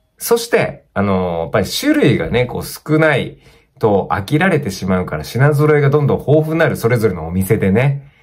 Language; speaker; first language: Japanese; native; Japanese